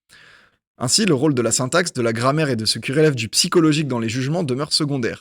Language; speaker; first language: French; native; French